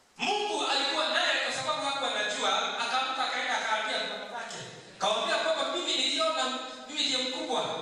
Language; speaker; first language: Swahili; non-native, local second language; Kikuyu